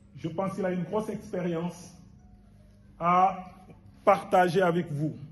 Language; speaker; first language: French; non-native, local second language; Wolof